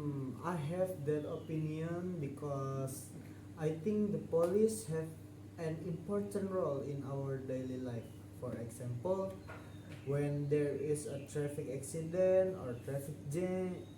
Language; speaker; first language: English; non-native, fluent; Indonesian